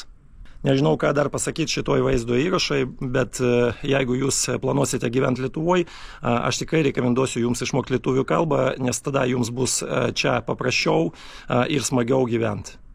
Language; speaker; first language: Lithuanian; non-native, fluent; Russian